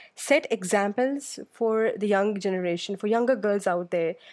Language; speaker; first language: English; non-native, local second language; Urdu